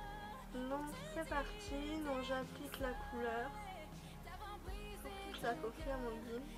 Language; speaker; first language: French; native; French